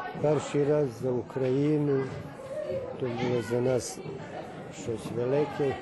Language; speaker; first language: Ukrainian; early bilingual, heritage; Ukrainian